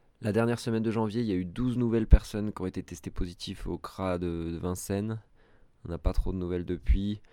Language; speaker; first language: French; native; French